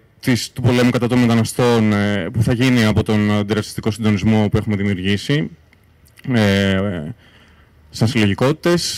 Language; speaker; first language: Greek; native; Greek